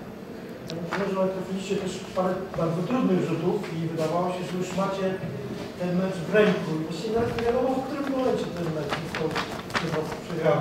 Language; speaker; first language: Polish; native; Polish